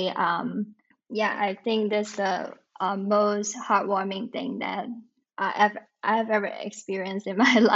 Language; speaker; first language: English; non-native, local second language; Cantonese